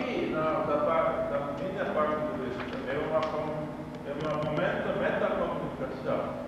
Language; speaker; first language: Portuguese; non-native, learner; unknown